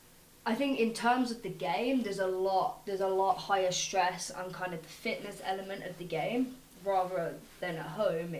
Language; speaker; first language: English; native; English